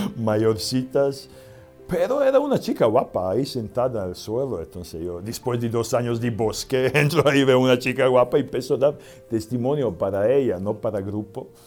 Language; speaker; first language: Spanish; non-native, fluent; Serbian